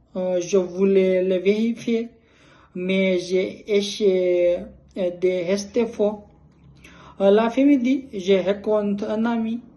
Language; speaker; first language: French; non-native, learner; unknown